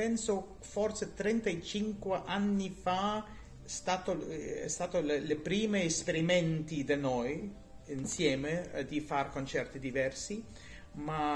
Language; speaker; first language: Italian; non-native, learner; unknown